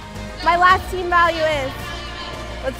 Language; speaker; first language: English; native; English